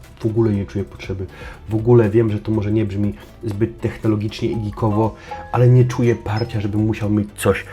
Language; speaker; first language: Polish; native; Polish